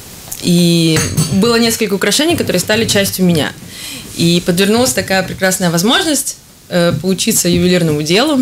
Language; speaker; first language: Russian; native; Russian